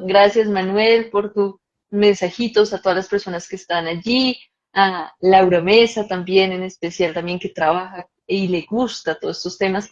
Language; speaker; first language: Spanish; native; Spanish